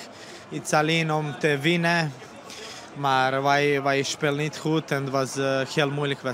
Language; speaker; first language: Dutch; non-native, learner; Serbian